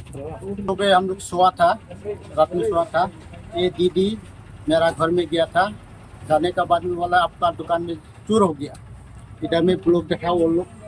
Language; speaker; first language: Hindi; non-native, local second language; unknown